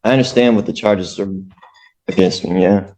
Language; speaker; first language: English; native; English